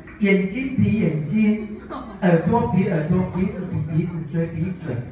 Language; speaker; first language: Chinese; native; Chinese